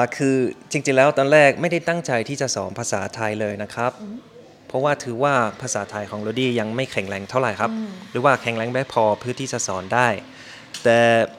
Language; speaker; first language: Thai; non-native, fluent; German